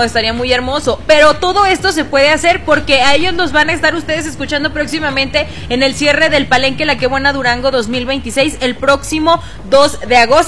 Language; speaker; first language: Spanish; native; Spanish